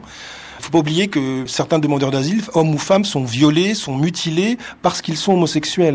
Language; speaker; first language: French; native; French